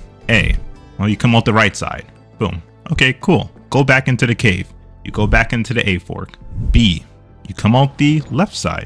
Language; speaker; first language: English; native; English